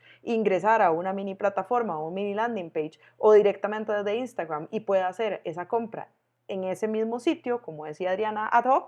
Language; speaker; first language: Spanish; native; Spanish